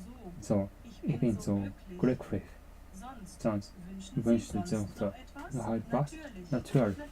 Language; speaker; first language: German; non-native, learner; Japanese